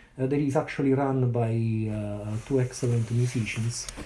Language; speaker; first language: English; non-native, fluent; Italian